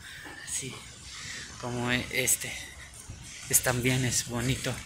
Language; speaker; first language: Spanish; non-native, learner; Urdu